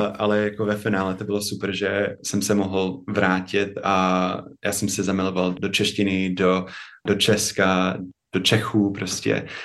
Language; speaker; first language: Czech; non-native, fluent; English